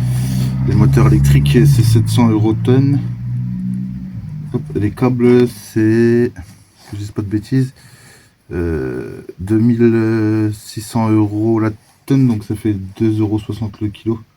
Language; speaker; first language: French; native; French